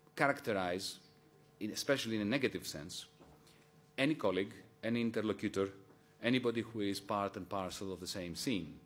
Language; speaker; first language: English; non-native, fluent; Greek